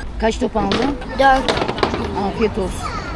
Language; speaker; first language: Turkish; native; Turkish